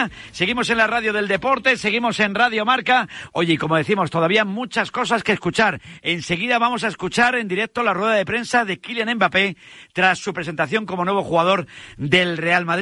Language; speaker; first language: Spanish; native; Spanish